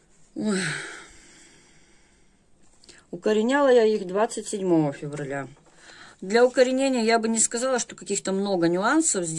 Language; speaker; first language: Russian; native; Russian